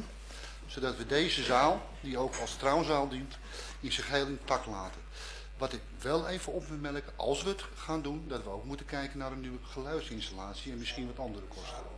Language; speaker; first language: Dutch; native; Dutch